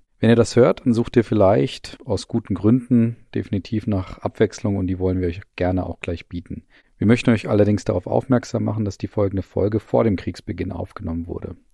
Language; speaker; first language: German; native; German